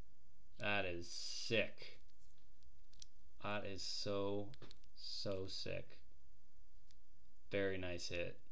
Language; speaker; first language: English; native; English